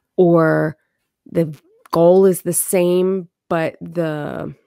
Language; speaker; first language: English; native; English